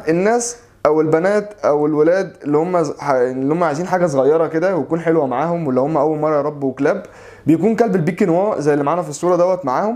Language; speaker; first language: Arabic; native; Arabic